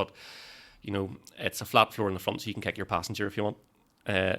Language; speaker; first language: English; native; English